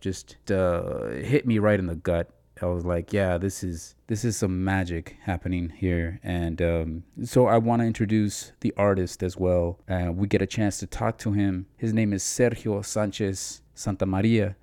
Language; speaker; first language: English; early bilingual, other home language; Spanish